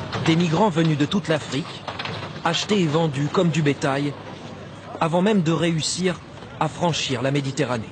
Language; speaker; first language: French; native; French